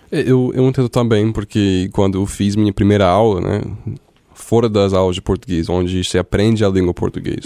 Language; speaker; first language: Portuguese; non-native, fluent; English